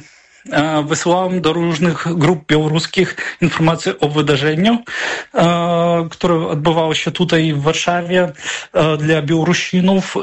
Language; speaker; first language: Polish; non-native, fluent; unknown